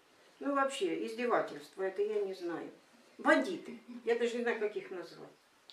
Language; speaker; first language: Russian; native; Russian